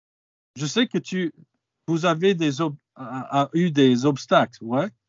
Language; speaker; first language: French; non-native, fluent; English